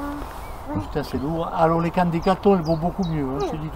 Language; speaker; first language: French; native; French